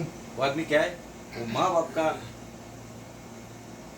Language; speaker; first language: Hindi; non-native, learner; Bangla